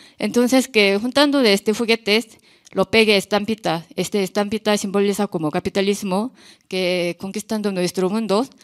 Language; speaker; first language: Spanish; non-native, learner; Korean